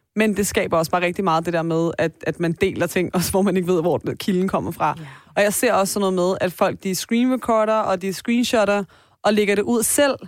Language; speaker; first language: Danish; early bilingual, other home language; Persian